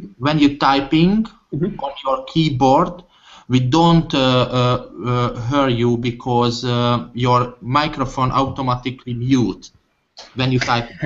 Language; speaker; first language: English; non-native, learner; Hungarian